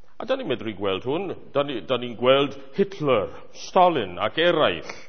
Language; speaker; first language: Welsh; non-native, fluent; English